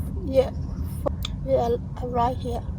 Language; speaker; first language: English; non-native, learner; Hmong